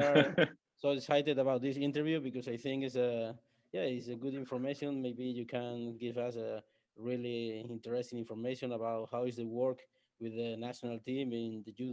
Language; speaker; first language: English; non-native, learner; Spanish